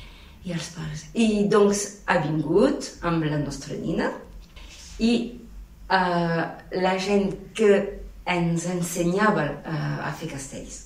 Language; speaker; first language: Catalan; non-native, local second language; French